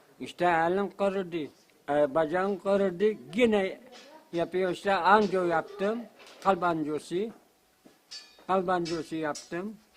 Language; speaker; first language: Turkish; non-native, local second language; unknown